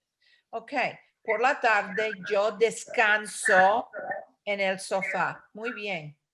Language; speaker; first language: Spanish; non-native, fluent; English